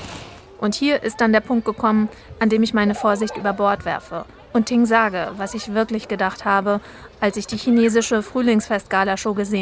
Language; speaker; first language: German; native; German